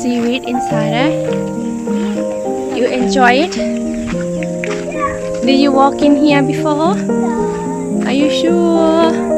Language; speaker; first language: English; non-native, learner; Thai